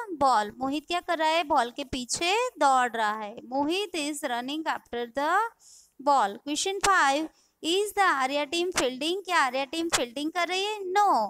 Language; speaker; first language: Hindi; non-native, local second language; Gujarati